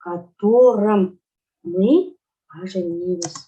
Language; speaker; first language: Russian; non-native, local second language; Kazakh